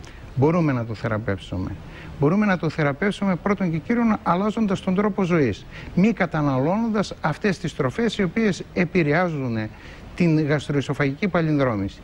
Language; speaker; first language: Greek; native; Greek